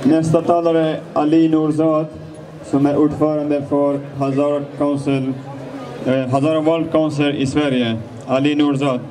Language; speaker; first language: Swedish; non-native, fluent; Persian